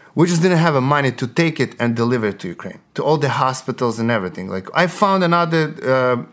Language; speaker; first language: English; non-native, fluent; Ukrainian